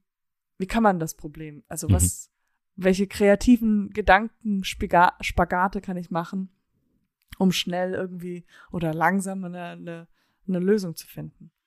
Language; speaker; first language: German; early bilingual, heritage; German